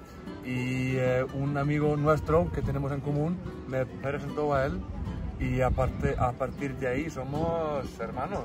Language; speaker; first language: Spanish; non-native, fluent; Icelandic